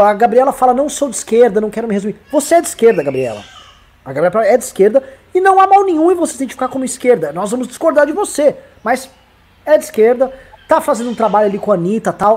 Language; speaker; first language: Portuguese; native; Portuguese